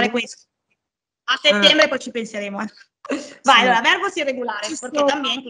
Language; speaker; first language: Italian; native; Italian